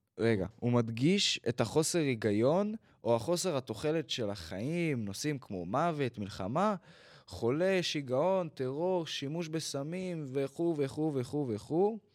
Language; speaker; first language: Hebrew; native; Hebrew